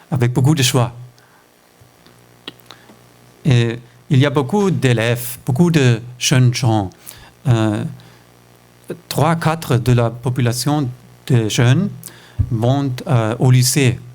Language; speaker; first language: French; non-native, fluent; German